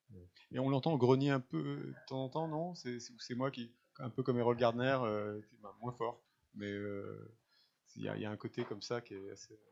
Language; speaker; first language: French; native; French